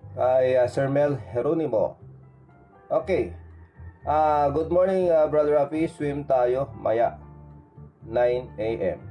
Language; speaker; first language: Filipino; non-native, local second language; Iloko